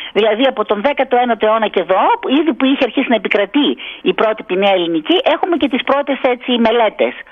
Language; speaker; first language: Greek; native; Greek